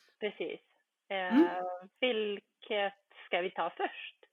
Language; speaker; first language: Swedish; early bilingual, other home language; Bosnian